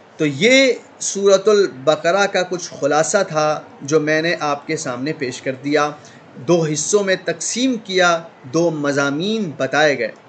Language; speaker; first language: Urdu; native; Urdu